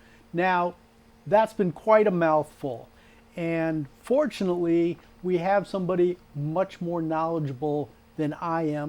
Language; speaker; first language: English; native; English